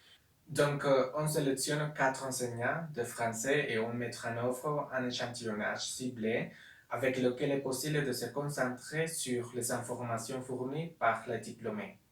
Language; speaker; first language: French; non-native, learner; Spanish